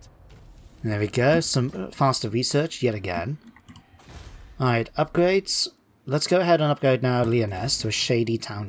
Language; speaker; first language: English; native; English